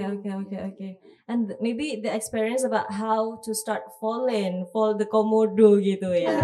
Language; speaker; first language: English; non-native, fluent; Indonesian